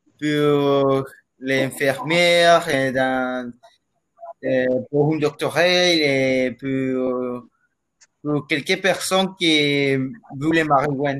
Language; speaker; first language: French; non-native, learner; Spanish